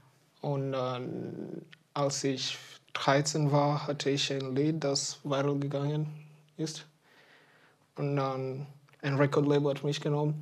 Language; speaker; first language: German; non-native, fluent; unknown